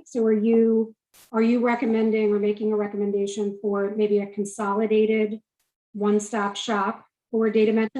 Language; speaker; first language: English; native; English